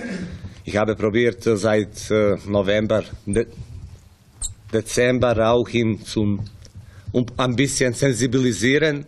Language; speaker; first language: German; non-native, fluent; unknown